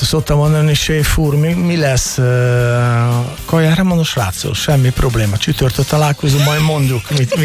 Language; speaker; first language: Hungarian; non-native, learner; Italian